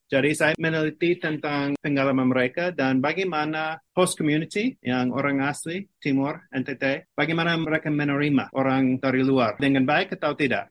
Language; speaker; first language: Malay; non-native, fluent; English